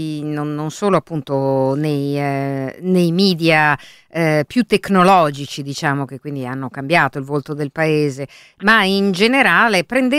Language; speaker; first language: Italian; native; Italian